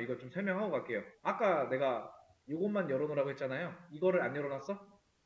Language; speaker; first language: Korean; native; Korean